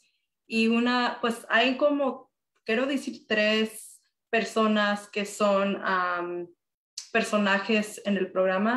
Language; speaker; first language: Spanish; early bilingual, heritage; Spanish